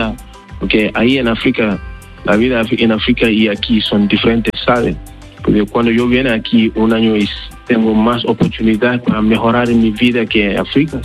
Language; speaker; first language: Spanish; non-native, learner; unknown